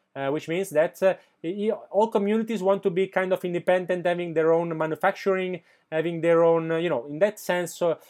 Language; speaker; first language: English; non-native, fluent; Italian